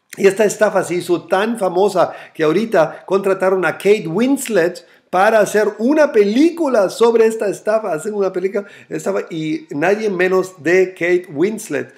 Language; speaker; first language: Spanish; non-native, fluent; German